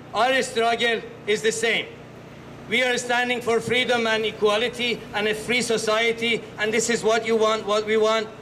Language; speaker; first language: English; non-native, fluent; Persian